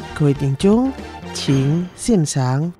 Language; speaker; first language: Chinese; non-native, learner; Indonesian